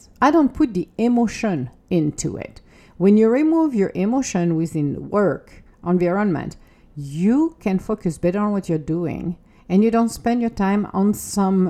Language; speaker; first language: English; non-native, fluent; French